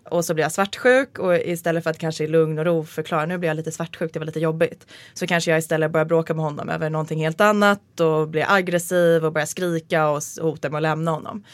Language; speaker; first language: Swedish; native; Swedish